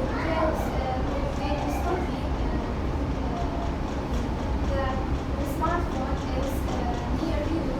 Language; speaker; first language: English; non-native, learner; Kurdish